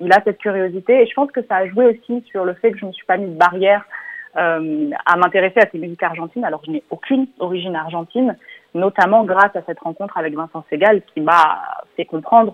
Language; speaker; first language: French; native; French